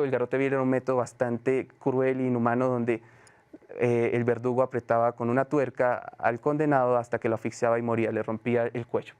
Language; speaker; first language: Spanish; native; Spanish